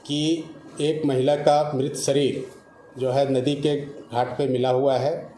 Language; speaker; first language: Hindi; non-native, local second language; Marathi